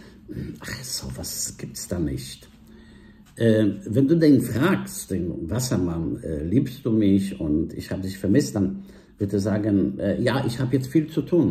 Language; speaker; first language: German; non-native, fluent; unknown